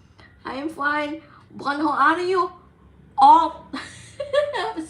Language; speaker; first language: English; non-native, learner; Indonesian